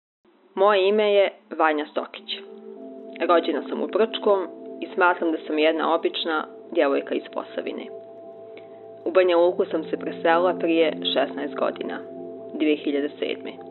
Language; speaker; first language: Bosnian; native; Bosnian